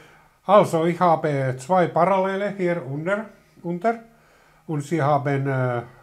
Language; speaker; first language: German; non-native, learner; Finnish